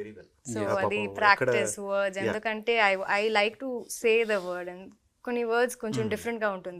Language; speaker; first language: Telugu; non-native, local second language; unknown